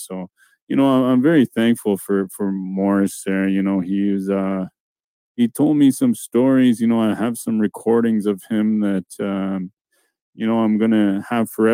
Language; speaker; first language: English; non-native, fluent; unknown